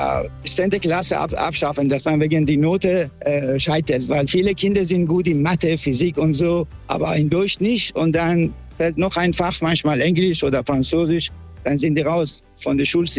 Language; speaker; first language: German; non-native, fluent; Persian